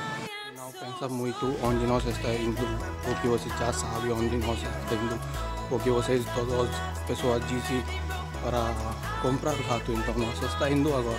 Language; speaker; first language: Portuguese; non-native, learner; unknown